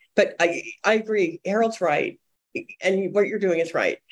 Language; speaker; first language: English; native; English